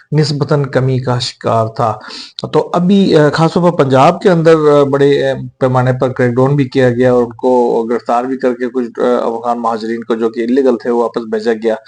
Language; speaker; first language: Urdu; native; Urdu